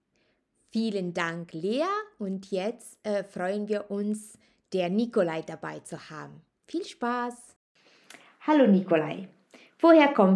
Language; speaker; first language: German; non-native, fluent; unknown